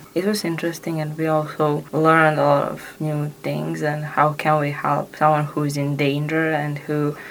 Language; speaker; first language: English; non-native, fluent; Serbian